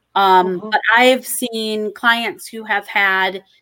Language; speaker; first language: English; native; English